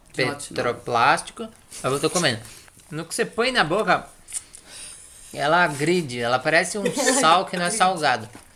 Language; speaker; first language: Portuguese; native; Portuguese